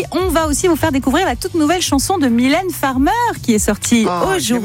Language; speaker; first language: French; native; French